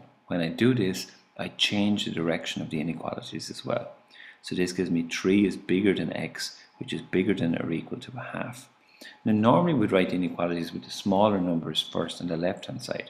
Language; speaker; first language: English; native; English